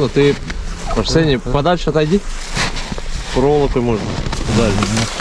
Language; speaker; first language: Russian; native; Russian